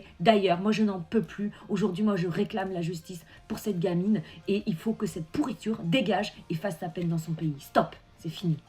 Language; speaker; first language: French; native; French